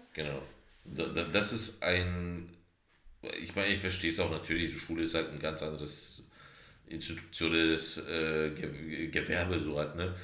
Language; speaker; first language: German; early bilingual, other home language; Turkish